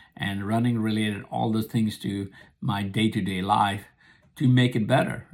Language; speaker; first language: English; non-native, local second language; Nepali